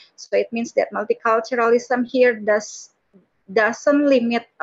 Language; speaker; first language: English; non-native, fluent; Indonesian